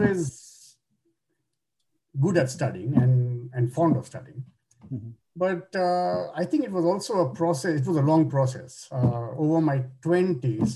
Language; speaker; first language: English; non-native, local second language; Bangla